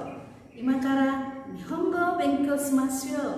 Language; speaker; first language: Japanese; non-native, fluent; Indonesian